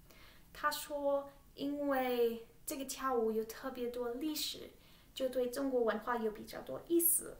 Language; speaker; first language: Chinese; non-native, learner; English